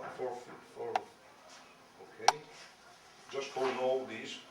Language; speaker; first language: English; non-native, learner; Italian